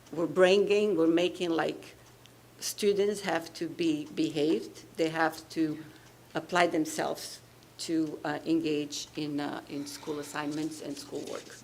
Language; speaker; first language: English; non-native, fluent; Portuguese